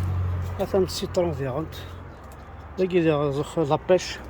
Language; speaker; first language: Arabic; native; Arabic